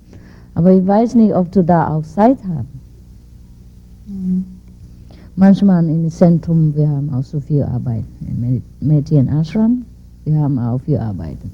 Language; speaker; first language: German; non-native, learner; Vietnamese